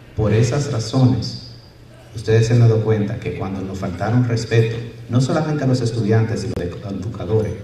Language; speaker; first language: Spanish; early bilingual, other home language; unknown